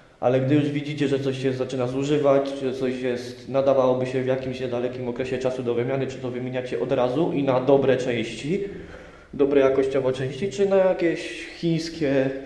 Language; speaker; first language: Polish; native; Polish